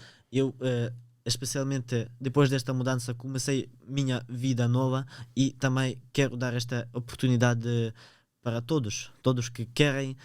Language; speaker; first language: Portuguese; early bilingual, other home language; Ukrainian